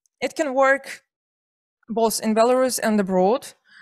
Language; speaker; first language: English; non-native, fluent; Belarusian